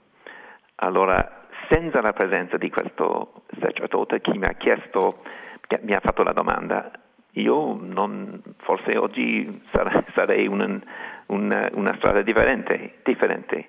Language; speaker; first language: Italian; non-native, fluent; English